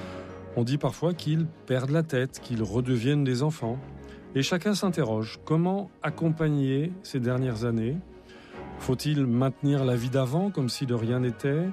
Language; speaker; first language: French; native; French